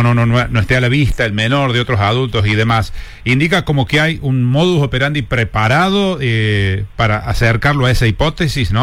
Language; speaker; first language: Spanish; native; Spanish